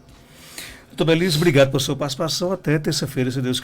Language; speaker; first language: Portuguese; native; Portuguese